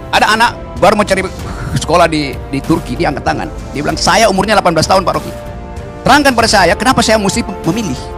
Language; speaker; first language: Indonesian; native; Indonesian